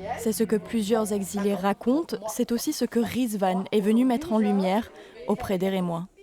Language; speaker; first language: French; native; French